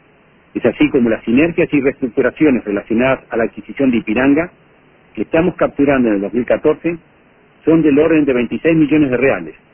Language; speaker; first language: Spanish; native; Spanish